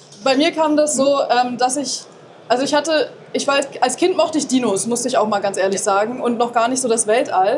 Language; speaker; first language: German; native; German